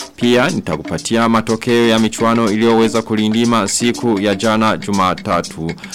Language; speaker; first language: Swahili; non-native, local second language; Rundi